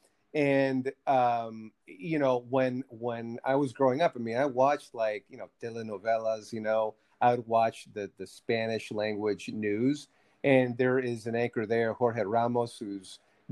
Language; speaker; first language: English; early bilingual, other home language; Spanish